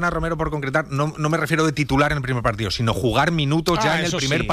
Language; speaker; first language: Spanish; native; Spanish